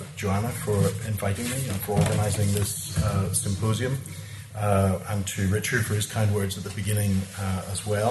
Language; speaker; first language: English; native; English